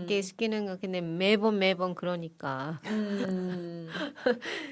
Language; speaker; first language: Korean; non-native, fluent; Japanese